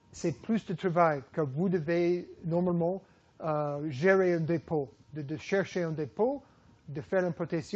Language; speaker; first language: French; non-native, fluent; English